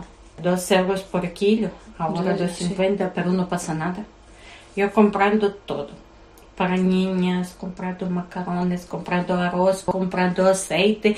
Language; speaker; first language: Spanish; non-native, learner; Ukrainian